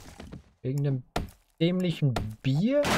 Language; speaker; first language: German; native; German